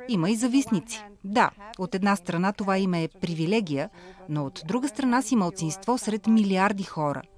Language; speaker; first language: Bulgarian; early bilingual, heritage; Bulgarian